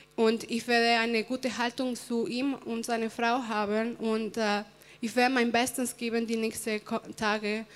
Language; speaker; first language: German; early bilingual, other home language; Spanish